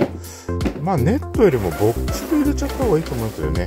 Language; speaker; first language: Japanese; native; Japanese